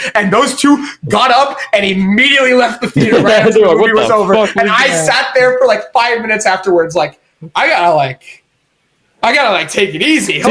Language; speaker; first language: English; native; English